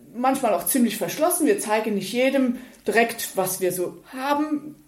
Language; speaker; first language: German; native; German